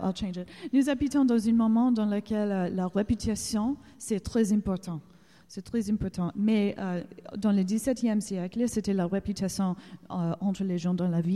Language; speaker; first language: French; non-native, learner; English